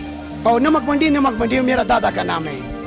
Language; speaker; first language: Hindi; non-native, local second language; Pashto